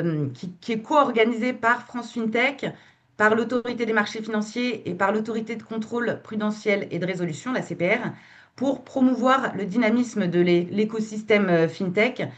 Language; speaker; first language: French; native; French